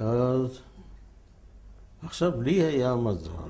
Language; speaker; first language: Hebrew; non-native, fluent; German